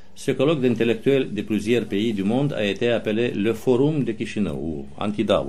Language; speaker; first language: French; non-native, fluent; Romanian